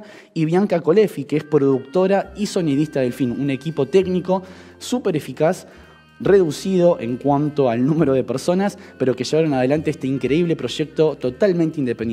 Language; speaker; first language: Spanish; native; Spanish